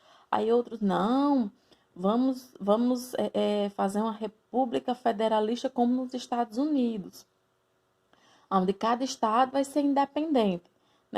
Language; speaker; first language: Portuguese; native; Portuguese